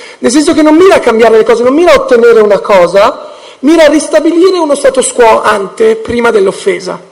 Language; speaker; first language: Italian; early bilingual, heritage; English